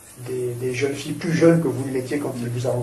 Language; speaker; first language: French; native; French